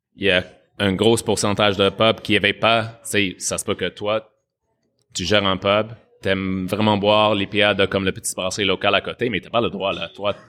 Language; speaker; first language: French; non-native, fluent; English